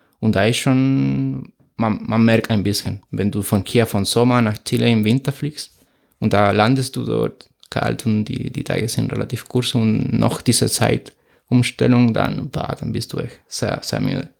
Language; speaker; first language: German; non-native, fluent; Spanish